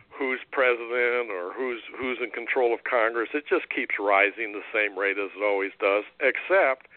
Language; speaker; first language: English; native; English